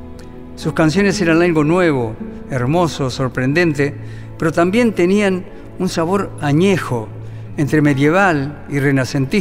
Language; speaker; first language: Spanish; native; Spanish